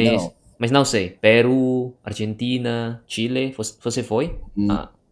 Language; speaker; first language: Portuguese; non-native, fluent; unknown